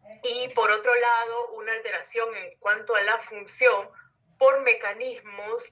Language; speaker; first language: Spanish; native; Spanish